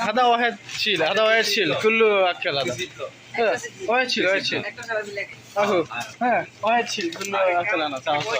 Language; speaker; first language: Arabic; non-native, learner; Bangla